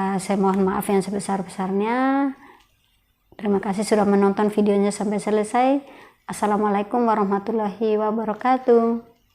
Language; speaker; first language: Indonesian; non-native, local second language; Tetum